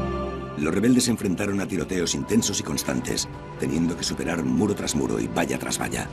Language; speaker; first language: Spanish; native; Spanish